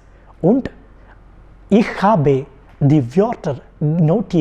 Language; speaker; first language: German; non-native, fluent; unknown